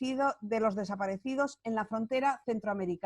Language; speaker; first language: Spanish; native; Spanish